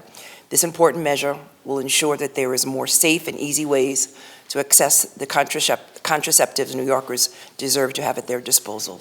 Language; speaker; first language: English; native; English